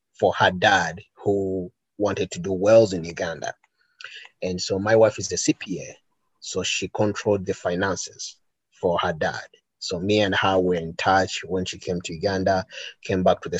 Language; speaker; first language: English; non-native, local second language; Ganda